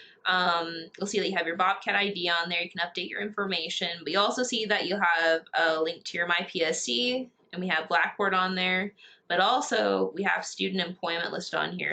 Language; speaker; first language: English; native; English